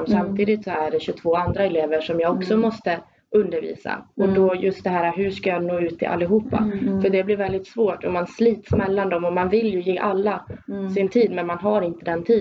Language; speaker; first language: Swedish; native; Swedish